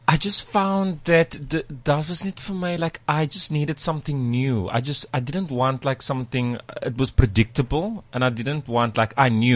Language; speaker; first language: English; non-native, fluent; German